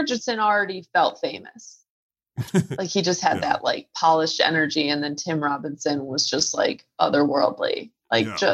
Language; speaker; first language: English; native; English